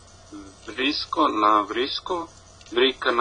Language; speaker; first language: Greek; non-native, learner; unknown